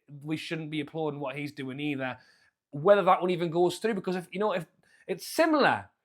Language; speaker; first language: English; native; English